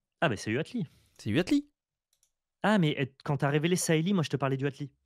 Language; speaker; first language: French; native; French